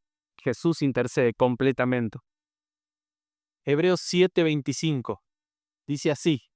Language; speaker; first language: Spanish; native; Spanish